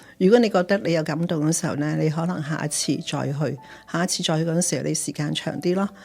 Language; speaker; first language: Cantonese; native; Cantonese